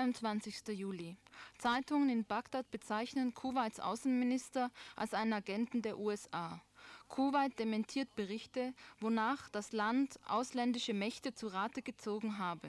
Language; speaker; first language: German; native; German